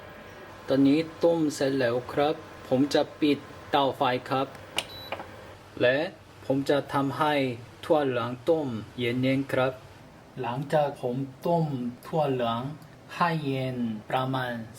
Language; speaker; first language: Thai; non-native, learner; Korean